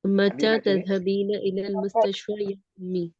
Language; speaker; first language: Arabic; non-native, learner; Malayalam